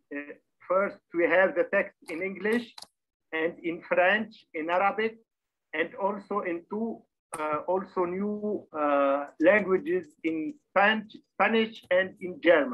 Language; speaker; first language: English; non-native, learner; Arabic